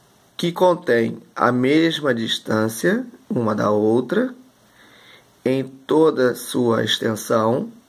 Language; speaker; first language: Portuguese; native; Portuguese